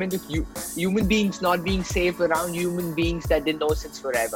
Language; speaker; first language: English; non-native, local second language; Hindi